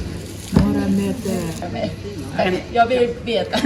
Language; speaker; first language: Swedish; non-native, learner; Korean